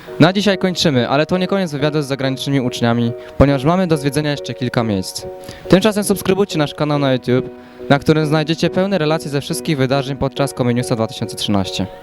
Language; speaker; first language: Polish; native; Polish